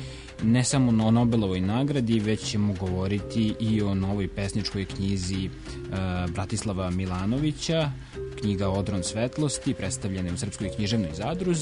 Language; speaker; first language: Serbian; native; Serbian